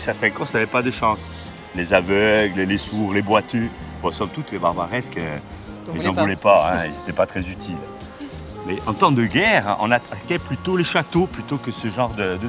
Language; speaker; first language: French; native; French